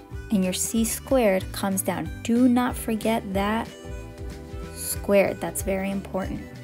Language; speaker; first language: English; native; English